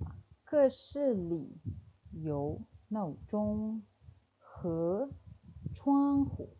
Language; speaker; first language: Chinese; non-native, fluent; Malay